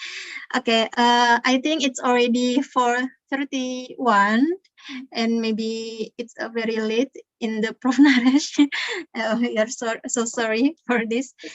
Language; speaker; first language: English; non-native, learner; Indonesian